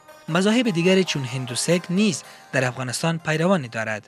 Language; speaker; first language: Persian; native; Persian